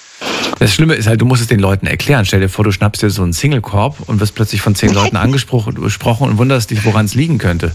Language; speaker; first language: German; native; German